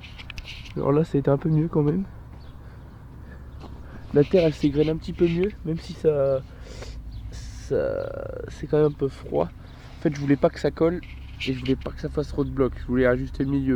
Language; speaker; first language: French; native; French